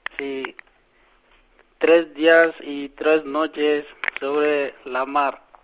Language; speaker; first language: Spanish; non-native, learner; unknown